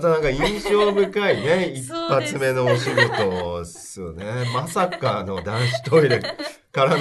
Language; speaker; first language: Japanese; native; Japanese